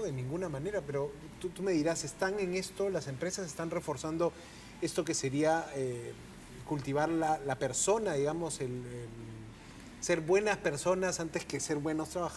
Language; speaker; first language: Spanish; native; Spanish